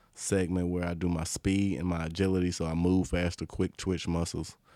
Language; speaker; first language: English; native; English